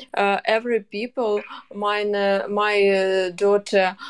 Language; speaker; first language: English; non-native, learner; Ukrainian